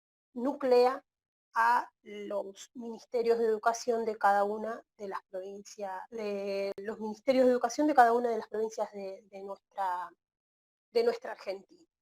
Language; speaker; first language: Spanish; native; Spanish